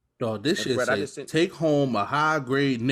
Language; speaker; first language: English; native; English